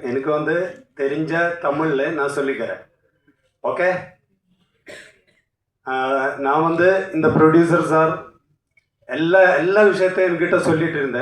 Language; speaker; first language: Tamil; non-native, learner; Malayalam